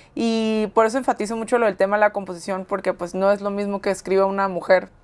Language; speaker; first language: Spanish; native; Spanish